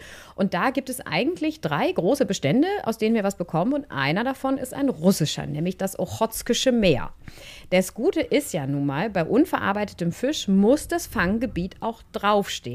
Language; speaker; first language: German; native; German